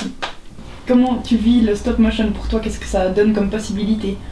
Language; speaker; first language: French; native; French